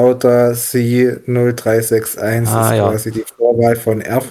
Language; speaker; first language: German; native; German